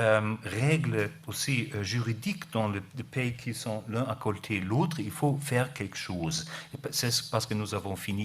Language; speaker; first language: French; non-native, learner; German